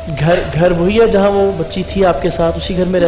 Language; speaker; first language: Urdu; native; Urdu